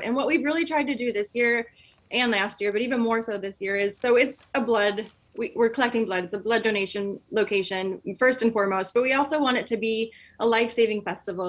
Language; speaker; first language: English; native; English